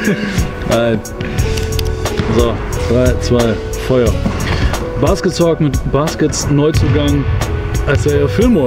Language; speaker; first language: German; native; German